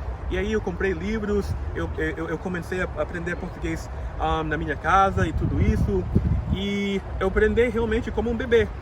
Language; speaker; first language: Portuguese; non-native, fluent; English